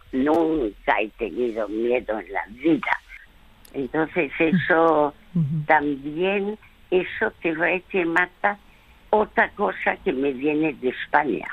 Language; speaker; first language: Spanish; early bilingual, other home language; French